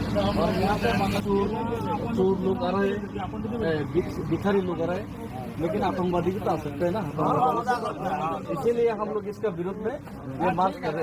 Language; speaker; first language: Hindi; non-native, local second language; Kok Borok